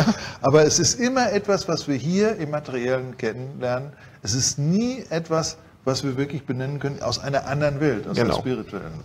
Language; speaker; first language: German; native; German